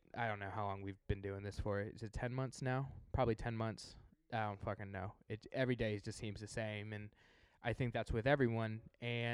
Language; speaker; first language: English; native; English